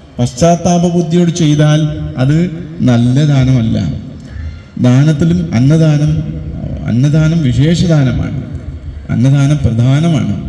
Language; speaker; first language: Malayalam; non-native, local second language; Kannada